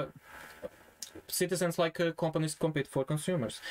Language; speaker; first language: English; non-native, fluent; Croatian